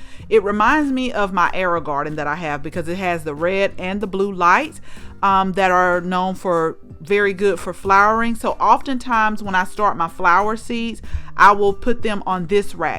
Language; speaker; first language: English; native; English